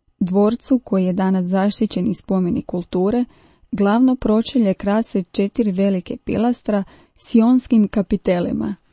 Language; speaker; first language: Croatian; native; Croatian